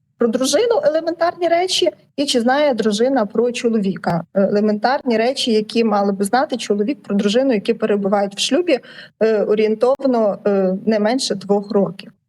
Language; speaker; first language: Ukrainian; native; Ukrainian